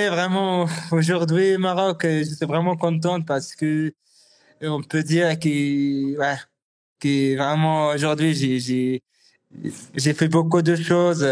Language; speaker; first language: French; non-native, learner; Arabic